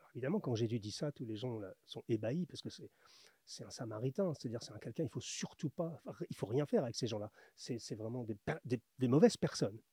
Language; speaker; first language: French; native; French